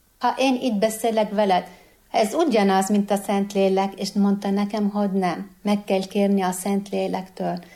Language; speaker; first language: Hungarian; non-native, fluent; Arabic